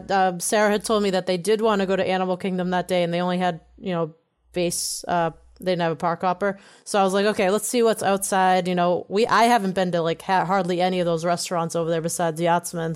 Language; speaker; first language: English; native; English